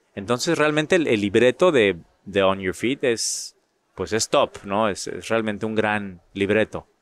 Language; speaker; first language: Spanish; native; Spanish